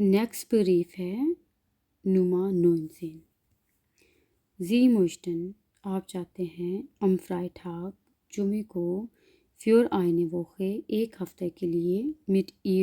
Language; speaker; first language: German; non-native, learner; Urdu